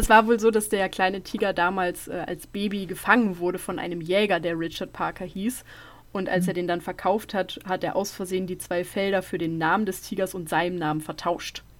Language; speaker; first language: German; native; German